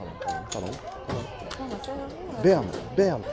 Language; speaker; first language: French; native; French